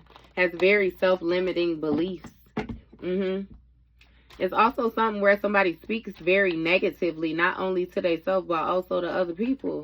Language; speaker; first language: English; native; English